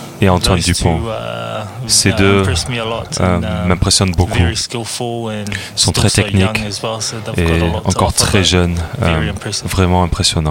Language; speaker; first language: French; non-native, learner; English